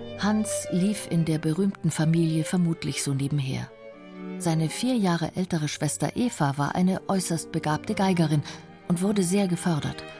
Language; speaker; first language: German; native; German